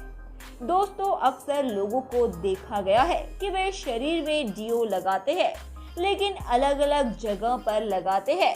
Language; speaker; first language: Hindi; native; Hindi